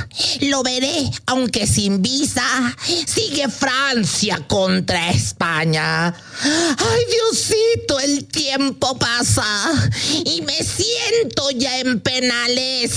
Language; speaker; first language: Spanish; native; Spanish